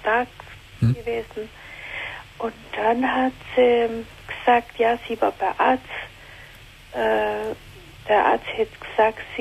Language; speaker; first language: German; non-native, learner; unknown